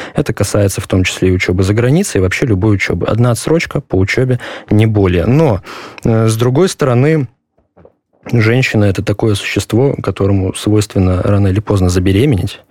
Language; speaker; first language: Russian; native; Russian